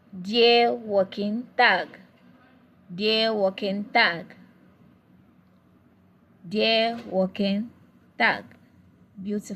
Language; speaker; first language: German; non-native, learner; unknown